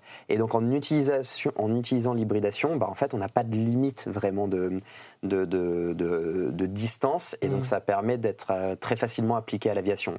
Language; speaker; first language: French; native; French